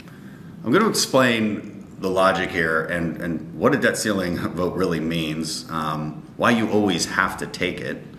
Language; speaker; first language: English; native; English